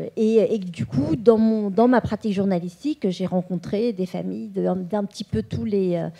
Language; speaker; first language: French; non-native, local second language; Vietnamese